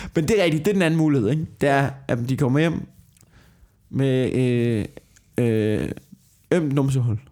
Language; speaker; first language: Danish; native; Danish